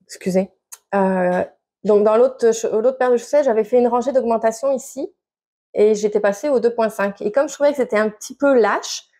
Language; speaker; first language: French; native; French